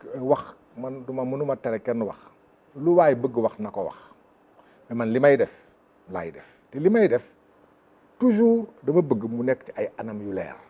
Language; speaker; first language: Wolof; non-native, local second language; Fula